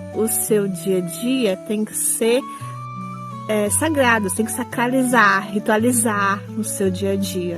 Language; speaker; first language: Portuguese; native; Portuguese